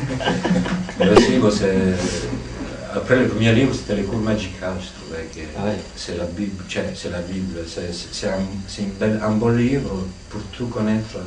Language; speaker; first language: French; non-native, fluent; Italian